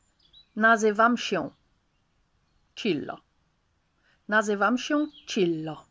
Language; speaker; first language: Polish; non-native, learner; Hungarian